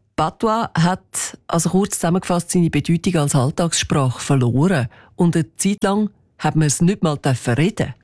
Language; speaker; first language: German; native; German